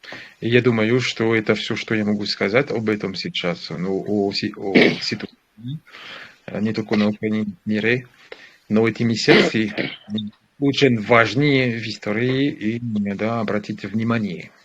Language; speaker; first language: Russian; non-native, learner; French